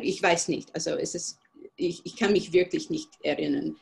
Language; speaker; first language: German; non-native, fluent; English